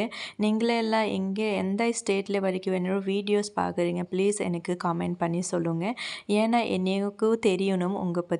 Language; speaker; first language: Tamil; non-native, learner; Assamese